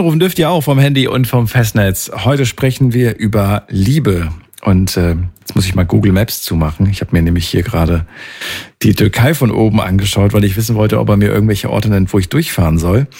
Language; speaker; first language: German; native; German